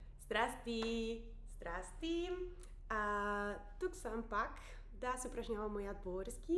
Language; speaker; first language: Bulgarian; non-native, learner; Spanish